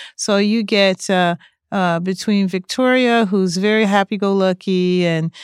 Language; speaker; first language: English; native; English